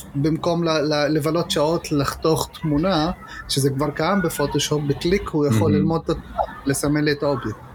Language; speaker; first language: Hebrew; native; Hebrew